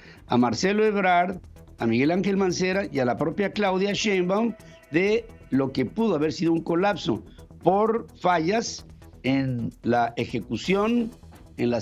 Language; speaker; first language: Spanish; native; Spanish